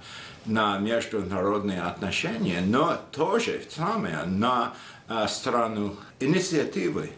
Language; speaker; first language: Russian; non-native, fluent; English